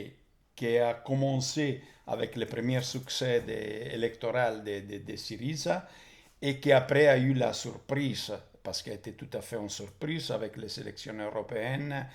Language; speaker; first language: French; non-native, fluent; Italian